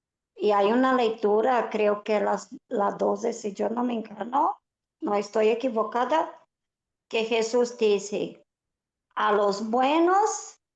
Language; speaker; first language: Spanish; non-native, fluent; Portuguese